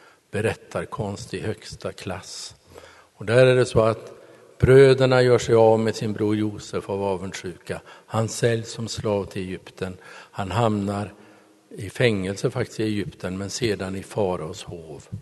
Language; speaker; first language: Swedish; native; Swedish